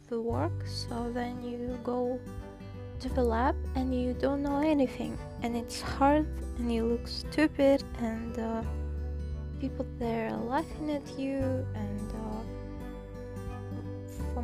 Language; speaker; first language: English; non-native, fluent; Russian